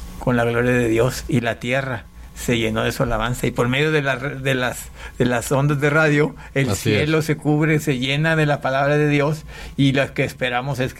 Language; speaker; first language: Spanish; native; Spanish